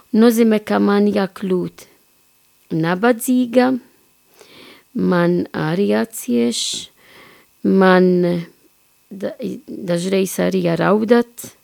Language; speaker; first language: Latvian; non-native, fluent; Maltese